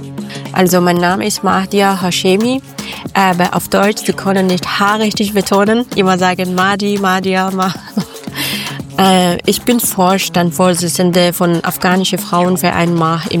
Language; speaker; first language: German; non-native, learner; Persian